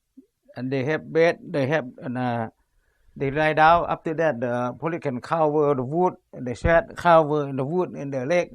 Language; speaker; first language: English; non-native, learner; Lao